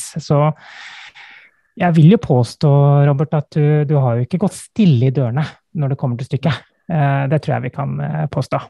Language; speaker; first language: Norwegian; native; Norwegian